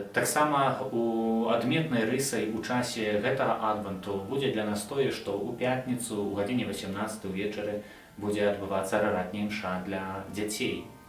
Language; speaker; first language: Belarusian; non-native, local second language; Russian